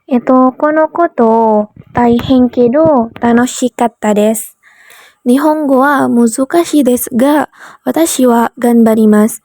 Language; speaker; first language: Japanese; non-native, learner; Indonesian